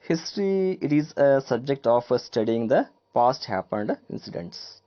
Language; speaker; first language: English; non-native, local second language; Kannada